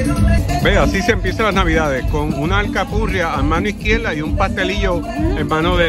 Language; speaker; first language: Spanish; native; Spanish